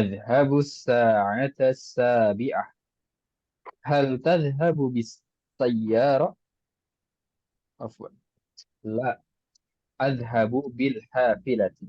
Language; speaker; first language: Arabic; non-native, fluent; Indonesian